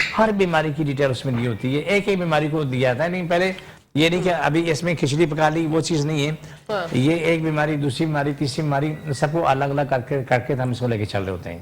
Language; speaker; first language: Urdu; non-native, local second language; Punjabi